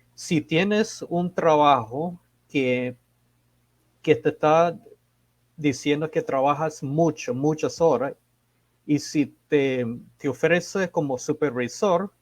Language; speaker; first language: Spanish; early bilingual, heritage; Spanish